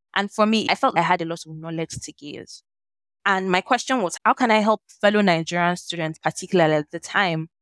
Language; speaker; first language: English; non-native, local second language; Yoruba